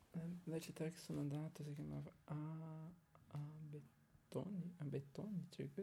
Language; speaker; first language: Italian; non-native, learner; Portuguese